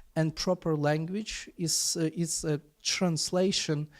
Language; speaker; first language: English; non-native, fluent; Ukrainian